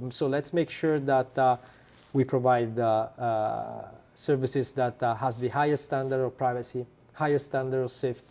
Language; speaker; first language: English; non-native, fluent; Italian